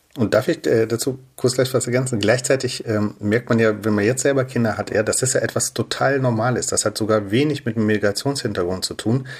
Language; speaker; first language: German; early bilingual, other home language; Russian